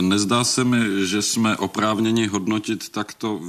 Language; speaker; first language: Czech; native; Czech